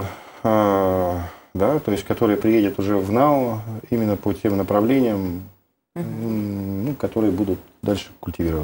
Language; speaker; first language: Russian; native; Russian